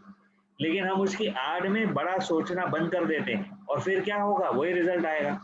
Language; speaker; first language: Hindi; native; Hindi